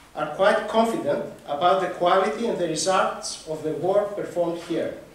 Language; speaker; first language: English; non-native, fluent; Greek